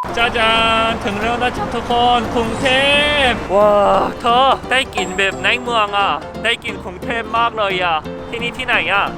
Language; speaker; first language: Thai; non-native, fluent; Korean